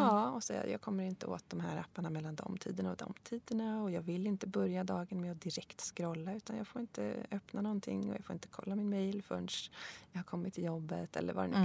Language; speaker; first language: Swedish; native; Swedish